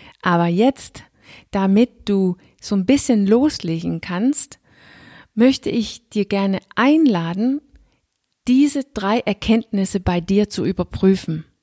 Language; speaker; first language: German; non-native, fluent; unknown